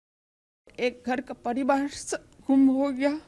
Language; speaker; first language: Hindi; non-native, local second language; Manipuri